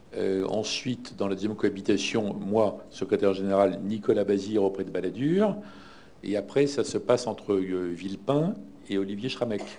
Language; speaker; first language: French; native; French